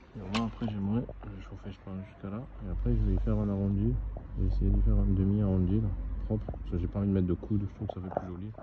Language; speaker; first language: French; native; French